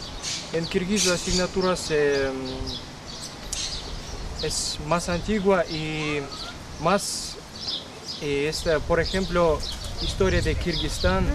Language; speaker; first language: Spanish; non-native, learner; Kyrgyz